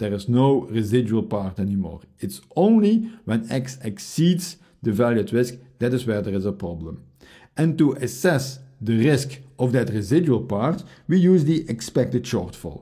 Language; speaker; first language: English; non-native, fluent; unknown